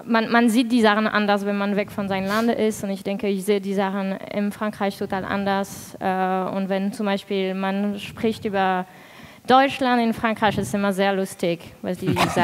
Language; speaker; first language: German; non-native, fluent; French